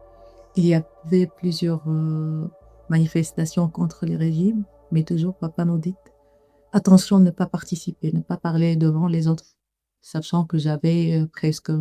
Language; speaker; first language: French; non-native, learner; Arabic